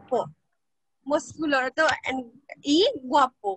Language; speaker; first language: Spanish; non-native, learner; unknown